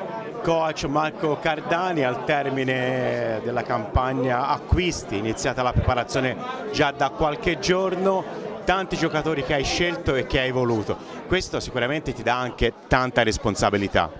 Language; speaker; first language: Italian; native; Italian